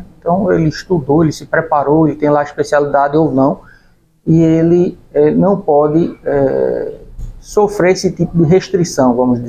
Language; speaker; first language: Portuguese; native; Portuguese